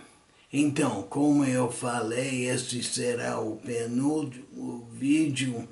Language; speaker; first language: Portuguese; non-native, fluent; English